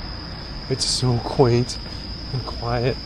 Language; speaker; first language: English; native; English